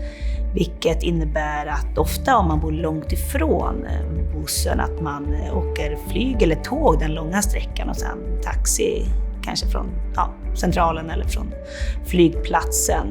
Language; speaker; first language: Swedish; native; Swedish